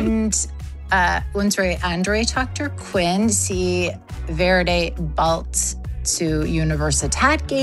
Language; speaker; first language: German; non-native, learner; English